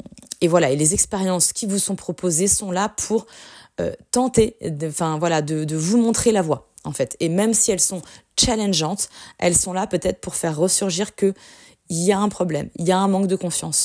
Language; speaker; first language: French; native; French